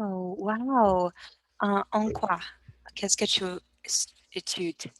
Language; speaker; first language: French; non-native, learner; Portuguese